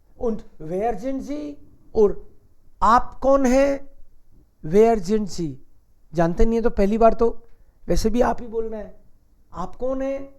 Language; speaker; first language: Hindi; native; Hindi